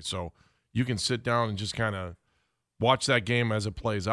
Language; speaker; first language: English; native; English